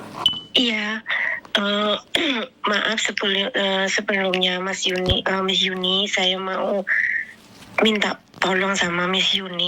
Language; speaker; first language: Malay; non-native, local second language; Javanese